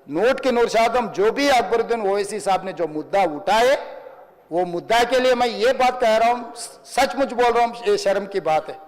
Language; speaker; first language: Hindi; non-native, local second language; Telugu